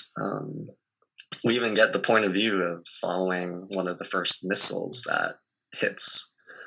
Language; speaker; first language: English; native; English